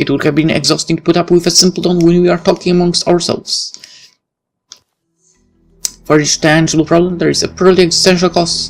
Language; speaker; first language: English; non-native, fluent; Polish